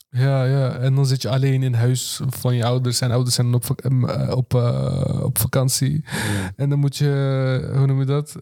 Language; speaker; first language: Dutch; early bilingual, other home language; Turkish